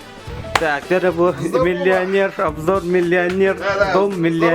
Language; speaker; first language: Russian; non-native, local second language; Yakut